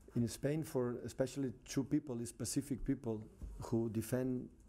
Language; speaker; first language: English; non-native, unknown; Catalan